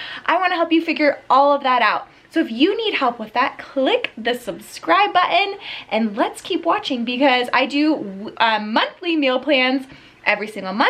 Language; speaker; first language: English; native; English